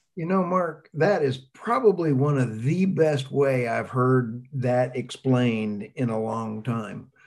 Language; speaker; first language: English; native; English